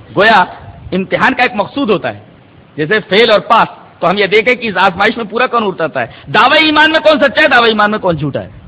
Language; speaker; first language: Urdu; native; Urdu